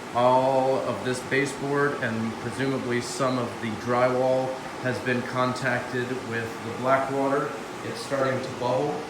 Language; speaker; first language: English; native; English